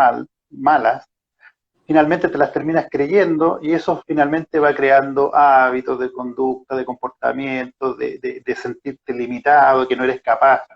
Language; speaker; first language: Spanish; native; Spanish